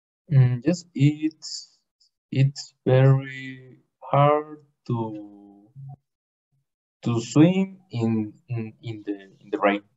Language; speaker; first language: English; non-native, learner; Spanish